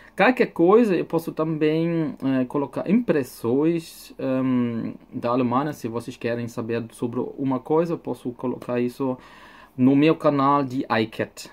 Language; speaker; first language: Portuguese; non-native, fluent; German